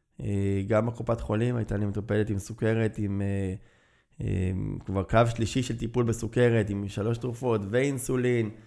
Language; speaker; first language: Hebrew; native; Hebrew